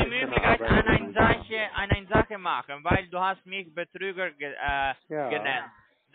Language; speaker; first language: German; non-native, learner; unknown